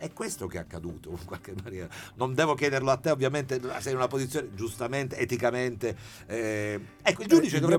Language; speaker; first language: Italian; native; Italian